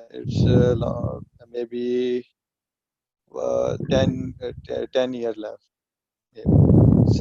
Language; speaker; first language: English; non-native, learner; Punjabi